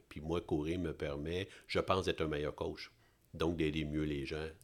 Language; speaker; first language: French; native; French